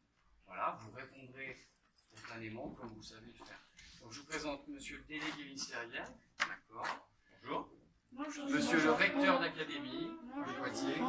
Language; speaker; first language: French; native; French